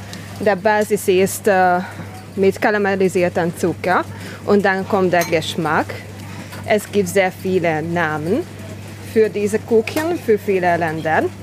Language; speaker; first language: German; non-native, learner; Hungarian